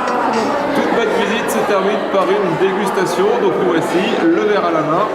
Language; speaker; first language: French; native; French